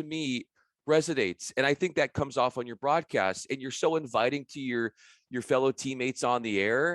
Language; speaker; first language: English; native; English